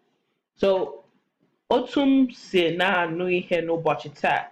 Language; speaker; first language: Igbo; non-native, learner; English